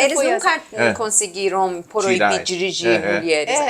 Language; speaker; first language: Portuguese; non-native, learner; Persian